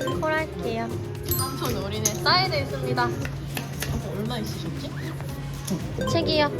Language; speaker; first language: Korean; native; Korean